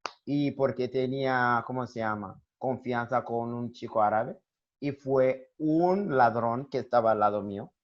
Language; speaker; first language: Spanish; non-native, learner; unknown